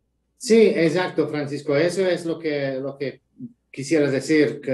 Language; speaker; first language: Spanish; non-native, fluent; English